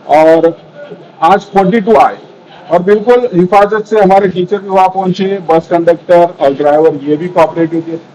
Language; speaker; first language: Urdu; native; Urdu